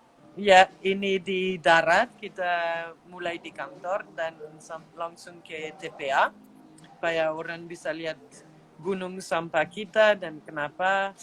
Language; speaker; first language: Indonesian; non-native, fluent; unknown